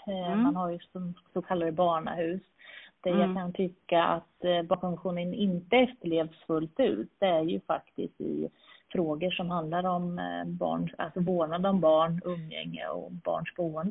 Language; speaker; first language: Swedish; native; Swedish